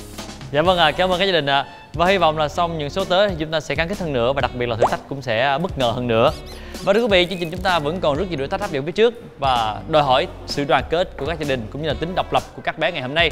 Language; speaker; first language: Vietnamese; native; Vietnamese